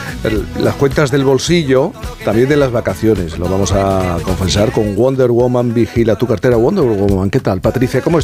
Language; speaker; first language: Spanish; native; Spanish